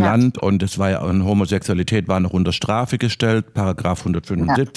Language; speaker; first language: German; native; German